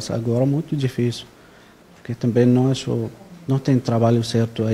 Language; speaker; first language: Portuguese; non-native, learner; Arabic